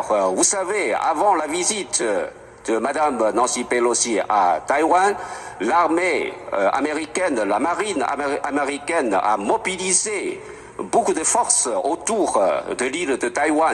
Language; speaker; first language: French; non-native, fluent; Chinese